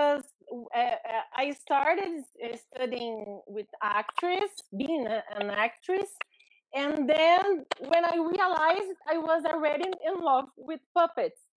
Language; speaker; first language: English; non-native, learner; Portuguese